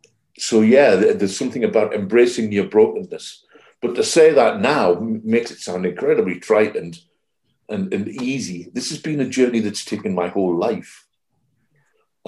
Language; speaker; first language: English; native; English